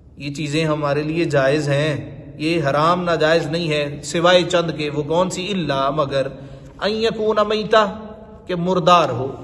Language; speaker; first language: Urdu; non-native, local second language; Punjabi